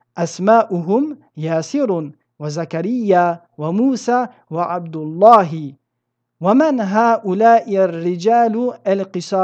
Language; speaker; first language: Arabic; non-native, fluent; French